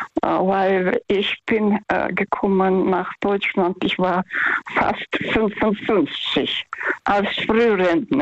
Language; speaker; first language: German; non-native, fluent; Russian